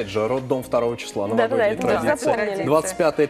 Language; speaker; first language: Russian; native; Russian